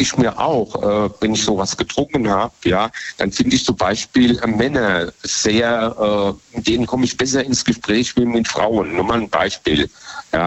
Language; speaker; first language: German; native; German